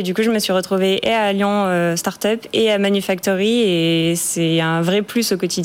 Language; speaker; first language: French; native; French